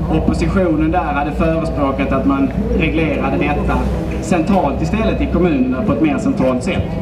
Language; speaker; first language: Swedish; native; Swedish